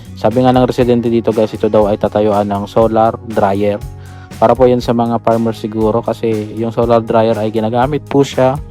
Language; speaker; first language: Filipino; non-native, local second language; Bikol